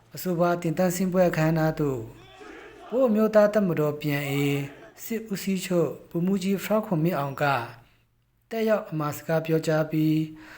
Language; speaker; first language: Burmese; non-native, local second language; Pa'o Karen